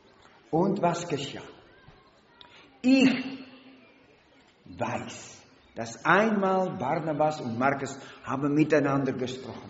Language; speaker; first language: German; non-native, learner; Dutch